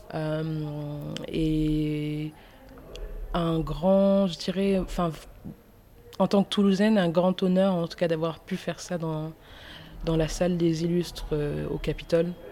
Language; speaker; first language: French; early bilingual, other home language; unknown